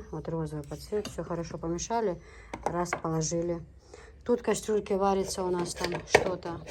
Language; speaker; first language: Russian; non-native, local second language; Chechen